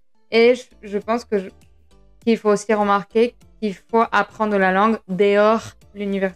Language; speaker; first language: French; non-native, fluent; Spanish